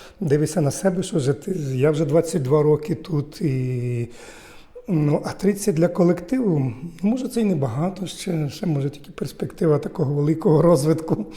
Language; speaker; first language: Ukrainian; native; Ukrainian